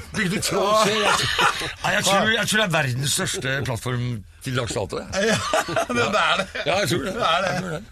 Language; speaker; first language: Norwegian; native; Norwegian